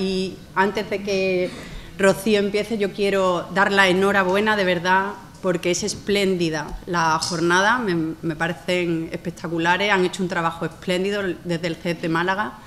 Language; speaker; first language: Spanish; native; Spanish